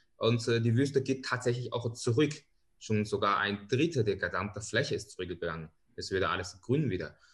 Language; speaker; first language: German; non-native, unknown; Chinese